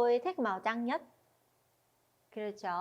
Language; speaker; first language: Vietnamese; non-native, fluent; Korean